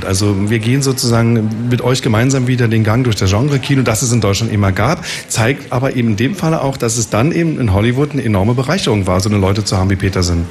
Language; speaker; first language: German; native; German